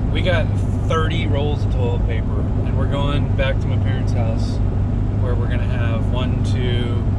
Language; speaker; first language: English; native; English